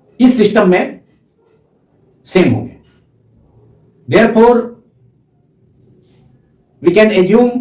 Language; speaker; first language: Hindi; native; Hindi